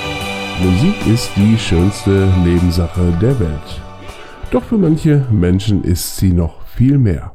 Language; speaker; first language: German; native; German